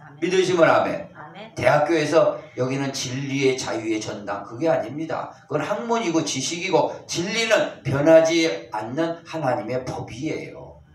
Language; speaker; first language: Korean; native; Korean